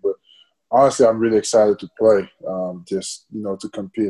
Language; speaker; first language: English; non-native, fluent; Wolof